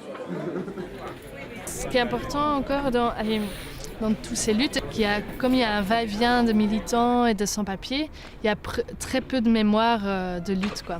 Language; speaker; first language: French; native; French